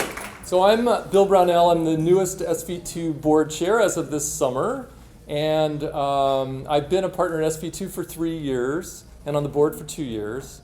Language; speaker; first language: English; native; English